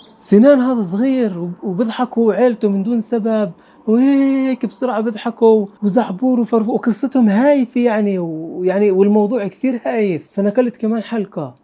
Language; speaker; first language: Arabic; native; Arabic